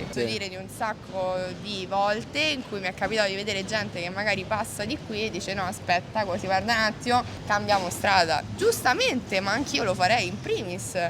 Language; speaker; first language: Italian; native; Italian